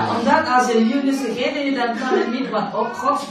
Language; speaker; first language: Dutch; non-native, learner; Indonesian